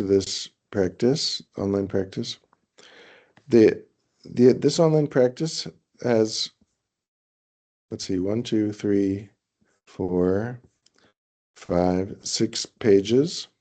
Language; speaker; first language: English; non-native, fluent; Thai